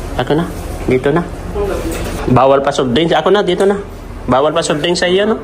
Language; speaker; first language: Filipino; non-native, local second language; Iloko